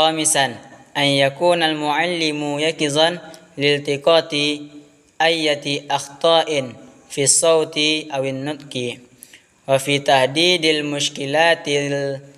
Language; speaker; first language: Arabic; non-native, learner; Indonesian